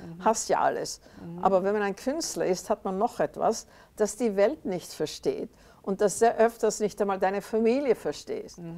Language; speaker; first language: German; native; German